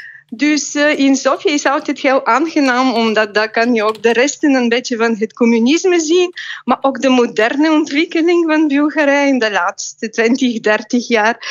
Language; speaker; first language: Dutch; non-native, fluent; Bulgarian